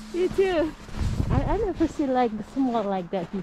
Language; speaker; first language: English; non-native, learner; Indonesian